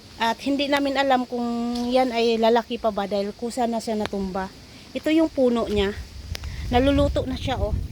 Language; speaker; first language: Filipino; non-native, local second language; Cebuano